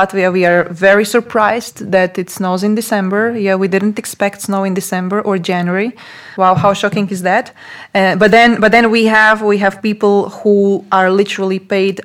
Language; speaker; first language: English; non-native, fluent; Latvian